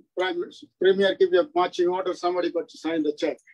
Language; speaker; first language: English; non-native, local second language; Tamil